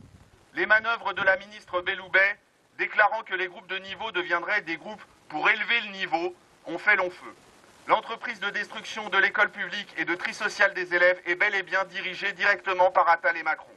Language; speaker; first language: French; native; French